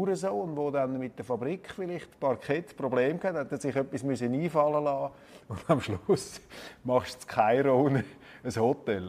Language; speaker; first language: German; native; German